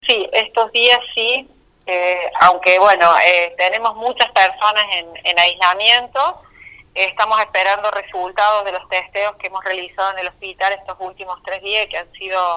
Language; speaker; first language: Spanish; native; Spanish